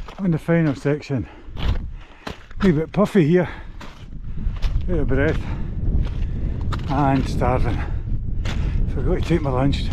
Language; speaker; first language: English; native; English